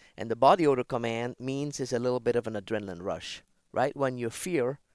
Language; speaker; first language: English; non-native, fluent; Dutch